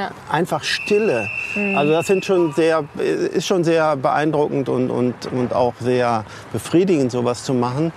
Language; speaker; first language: German; native; German